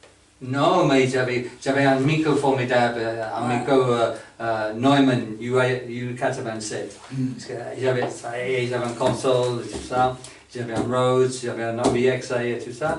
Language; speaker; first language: French; non-native, fluent; English